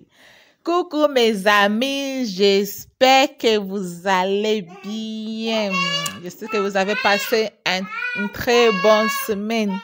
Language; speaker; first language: French; non-native, fluent; English